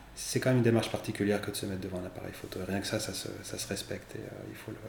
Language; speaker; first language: French; native; French